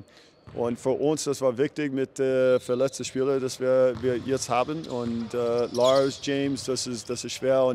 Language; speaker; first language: German; non-native, learner; English